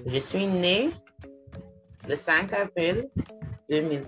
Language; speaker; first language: French; non-native, fluent; English